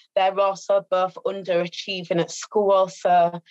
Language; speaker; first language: English; native; English